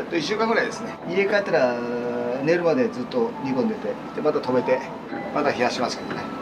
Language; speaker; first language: Japanese; native; Japanese